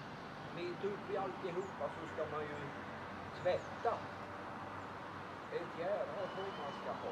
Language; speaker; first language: Swedish; native; Swedish